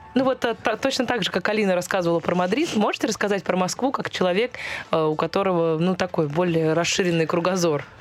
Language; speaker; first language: Russian; native; Russian